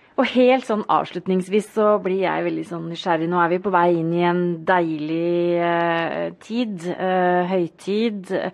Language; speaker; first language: Norwegian; native; Norwegian